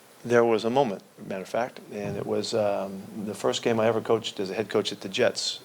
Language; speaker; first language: English; native; English